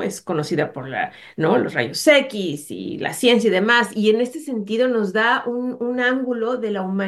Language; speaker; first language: Spanish; native; Spanish